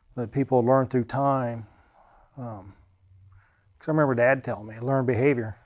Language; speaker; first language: English; native; English